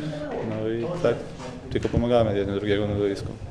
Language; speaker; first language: Polish; non-native, fluent; Latvian